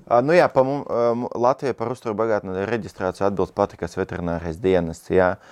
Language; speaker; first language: Latvian; non-native, local second language; Russian